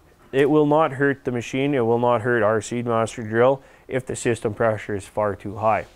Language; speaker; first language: English; native; English